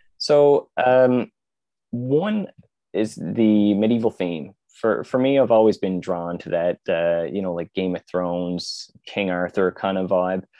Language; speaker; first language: English; native; English